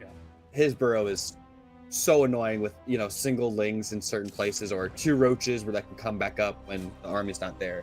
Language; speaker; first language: English; native; English